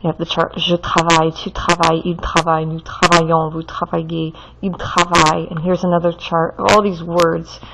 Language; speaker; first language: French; non-native, fluent; English